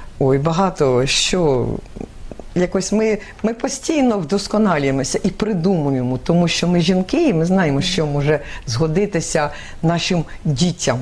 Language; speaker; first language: Ukrainian; native; Ukrainian